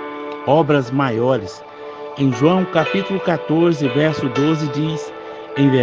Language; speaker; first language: Portuguese; native; Portuguese